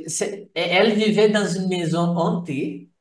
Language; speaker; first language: French; non-native, fluent; Portuguese